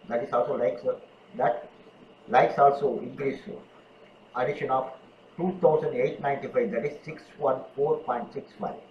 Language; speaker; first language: English; non-native, local second language; Tamil